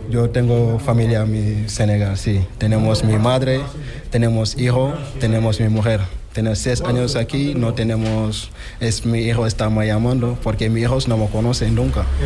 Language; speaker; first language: Spanish; non-native, learner; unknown